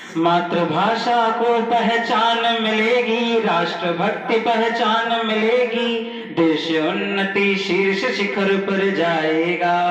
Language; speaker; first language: Hindi; native; Hindi